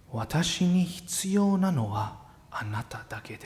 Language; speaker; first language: Japanese; non-native, fluent; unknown